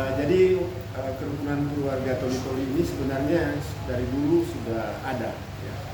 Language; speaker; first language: Indonesian; native; Indonesian